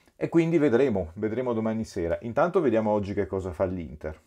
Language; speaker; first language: Italian; native; Italian